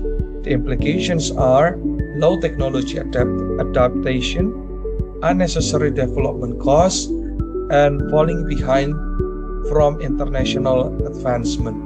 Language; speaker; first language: English; non-native, learner; Indonesian